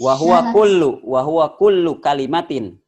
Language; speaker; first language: Arabic; non-native, fluent; Indonesian